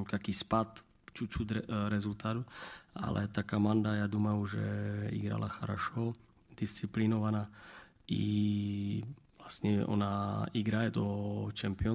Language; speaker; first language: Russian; non-native, learner; Czech